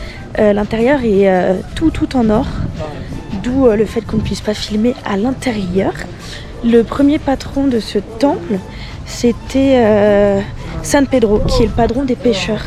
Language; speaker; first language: French; native; French